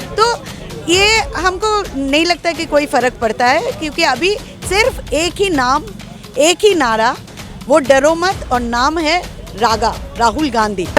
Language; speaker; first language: Hindi; non-native, local second language; Bangla